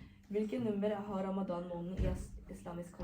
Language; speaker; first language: Norwegian; early bilingual, other home language; Urdu